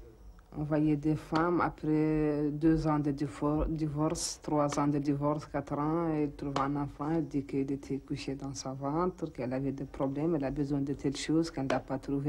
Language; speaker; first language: French; non-native, local second language; Arabic